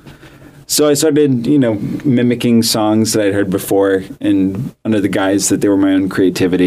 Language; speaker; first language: English; native; English